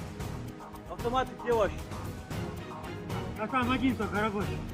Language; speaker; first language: Russian; native; Russian